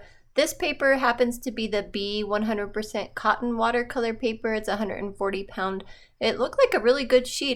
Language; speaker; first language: English; native; English